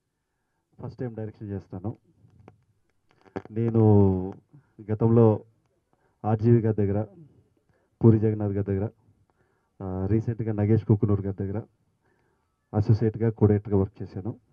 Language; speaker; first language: Telugu; native; Telugu